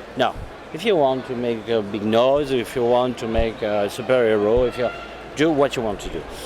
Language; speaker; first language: English; non-native, fluent; French